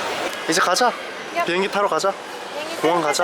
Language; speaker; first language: Korean; native; Korean